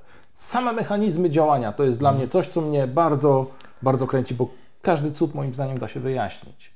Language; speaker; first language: Polish; native; Polish